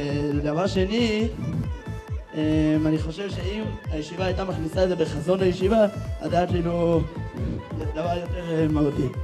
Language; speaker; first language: Hebrew; native; Hebrew